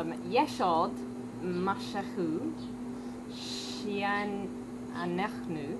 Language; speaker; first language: Hebrew; non-native, learner; English